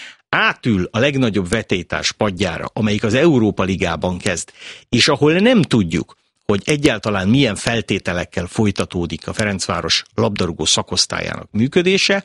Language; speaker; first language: Hungarian; native; Hungarian